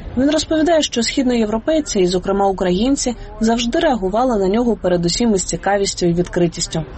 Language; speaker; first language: Ukrainian; native; Ukrainian